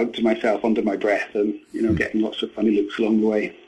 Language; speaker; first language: English; native; English